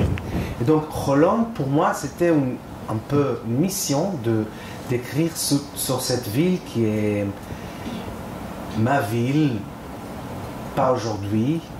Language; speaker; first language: French; non-native, fluent; Hebrew